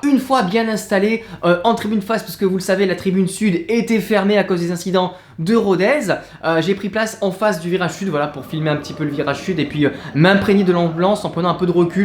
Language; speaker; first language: French; native; French